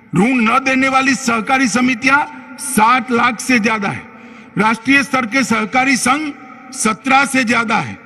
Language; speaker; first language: Hindi; non-native, local second language; Gujarati